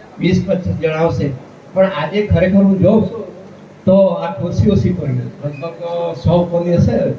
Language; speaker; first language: Gujarati; native; Gujarati